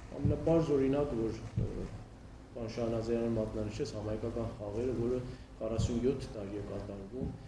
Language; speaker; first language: Armenian; early bilingual, heritage; Armenian